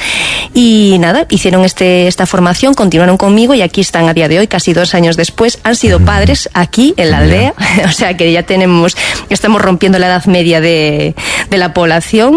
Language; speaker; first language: Spanish; native; Spanish